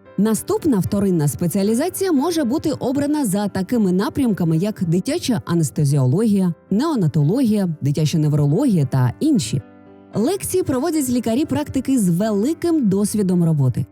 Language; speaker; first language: Ukrainian; native; Ukrainian